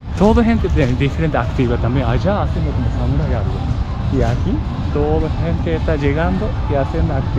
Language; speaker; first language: Spanish; non-native, learner; Japanese